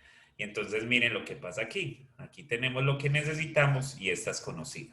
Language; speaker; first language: Spanish; native; Spanish